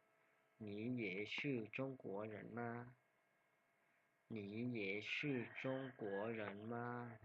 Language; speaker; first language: Chinese; non-native, fluent; Hmong